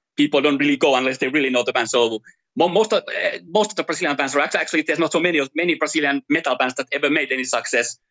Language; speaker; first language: English; non-native, fluent; Finnish